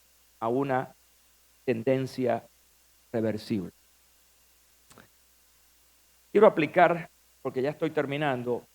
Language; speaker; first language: Spanish; native; Spanish